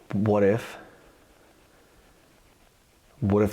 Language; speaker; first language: English; native; English